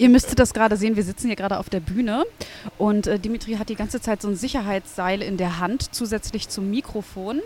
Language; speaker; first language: German; native; German